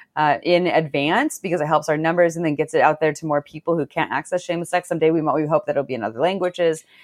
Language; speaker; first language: English; native; English